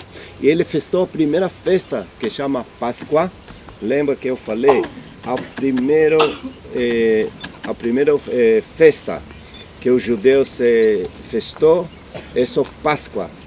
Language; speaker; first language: Portuguese; non-native, learner; Hebrew